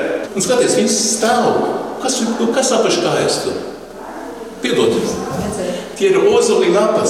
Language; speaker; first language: Latvian; early bilingual, heritage; Latvian